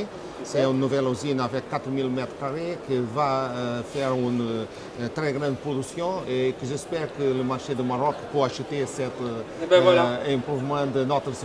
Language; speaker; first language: French; non-native, fluent; Portuguese